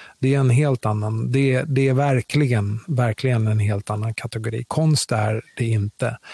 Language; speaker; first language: Swedish; native; Swedish